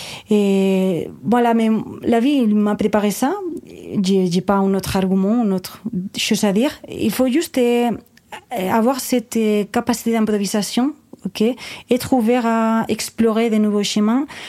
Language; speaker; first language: French; non-native, fluent; Spanish